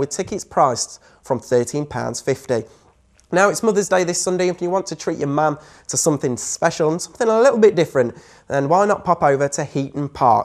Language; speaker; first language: English; native; English